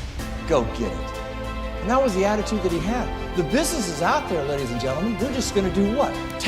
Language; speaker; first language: English; native; English